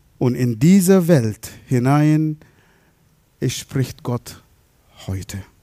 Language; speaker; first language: German; non-native, fluent; Arabic